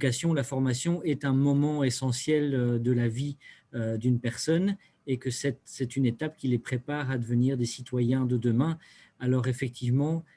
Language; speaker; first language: French; native; French